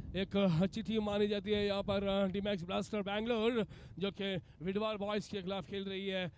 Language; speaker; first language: Hindi; non-native, local second language; Kannada